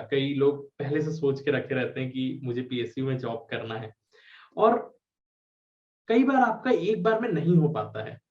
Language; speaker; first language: Hindi; native; Hindi